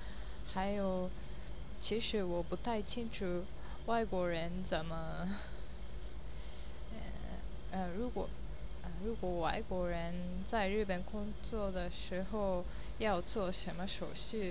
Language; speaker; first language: Chinese; non-native, learner; Japanese